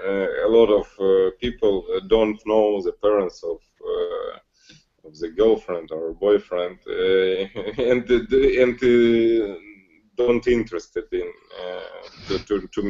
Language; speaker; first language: English; non-native, learner; Russian